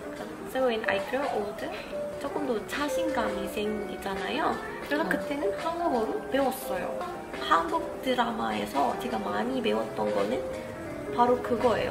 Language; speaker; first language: Korean; non-native, learner; Malay